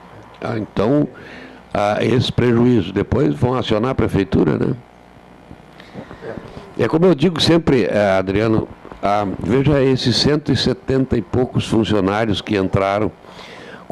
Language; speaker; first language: Portuguese; native; Portuguese